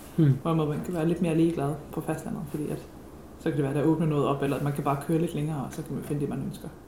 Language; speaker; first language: Danish; non-native, fluent; English